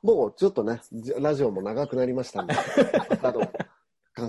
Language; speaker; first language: Japanese; native; Japanese